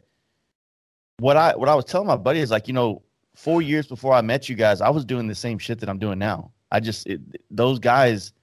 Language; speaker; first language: English; native; English